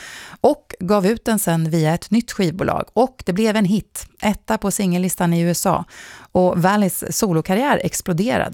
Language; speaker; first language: Swedish; native; Swedish